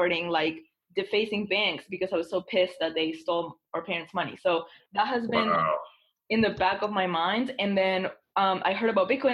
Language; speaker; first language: English; non-native, fluent; Spanish